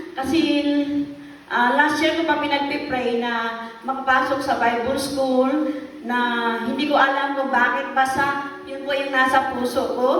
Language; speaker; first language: Filipino; non-native, local second language; Cebuano